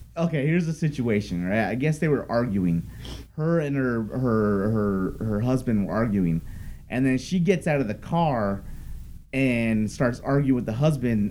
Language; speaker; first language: English; native; English